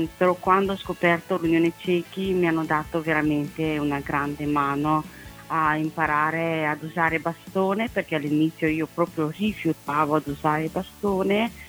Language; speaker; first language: Italian; non-native, fluent; Romanian